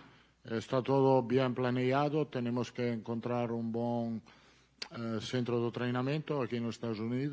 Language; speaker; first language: Portuguese; non-native, learner; Italian